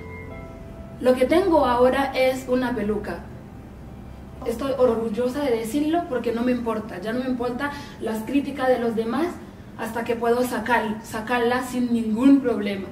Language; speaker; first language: Spanish; non-native, fluent; Haitian Creole